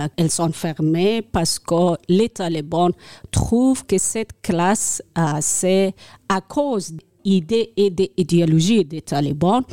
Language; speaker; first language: French; non-native, learner; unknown